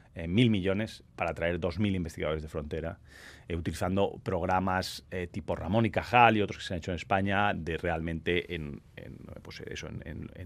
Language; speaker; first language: Spanish; native; Spanish